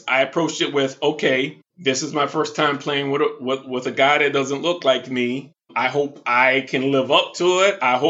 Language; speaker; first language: English; native; English